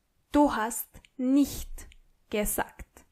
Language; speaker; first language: German; non-native, fluent; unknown